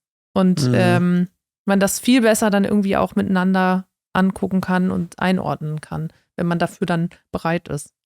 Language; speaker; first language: German; native; German